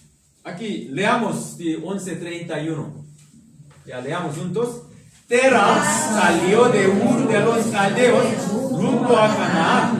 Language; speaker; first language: Spanish; non-native, learner; Korean